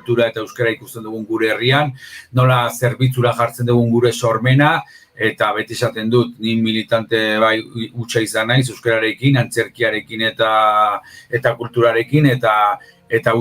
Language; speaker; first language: Basque; native; Basque